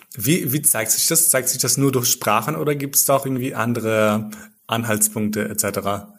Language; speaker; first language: German; early bilingual, other home language; Albanian